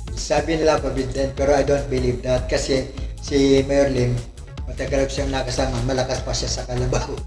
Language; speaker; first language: Filipino; native; Filipino